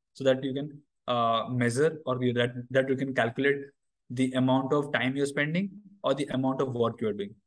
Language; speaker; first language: English; non-native, local second language; Odia